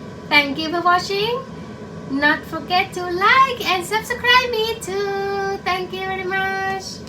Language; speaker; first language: English; non-native, learner; Thai